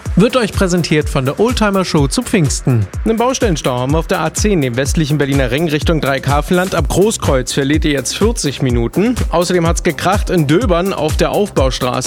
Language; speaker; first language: German; native; German